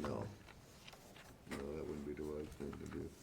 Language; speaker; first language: English; native; English